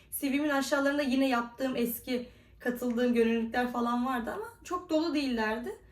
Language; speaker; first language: Turkish; native; Turkish